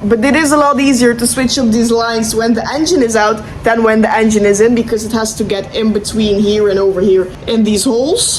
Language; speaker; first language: English; non-native, fluent; Dutch